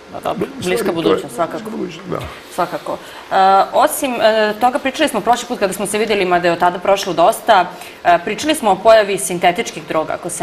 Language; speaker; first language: Serbian; native; Serbian